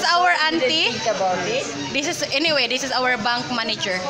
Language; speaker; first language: English; non-native, local second language; Filipino